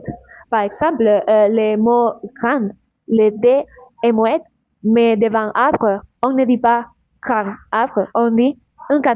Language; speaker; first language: French; non-native, learner; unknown